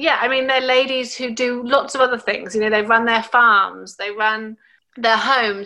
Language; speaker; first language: English; native; English